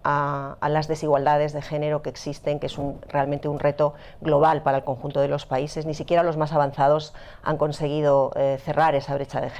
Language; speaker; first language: Spanish; native; Spanish